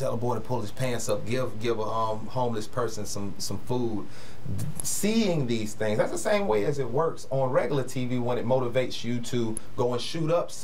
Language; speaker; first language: English; native; English